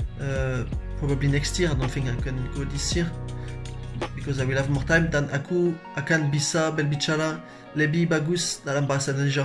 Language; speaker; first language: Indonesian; non-native, learner; French